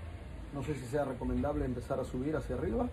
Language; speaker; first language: Spanish; native; Spanish